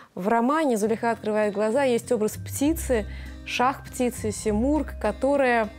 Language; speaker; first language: Russian; non-native, local second language; Tatar